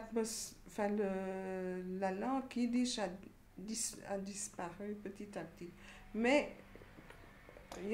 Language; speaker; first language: French; native; French